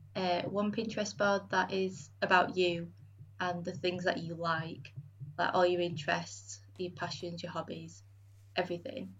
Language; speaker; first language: English; native; English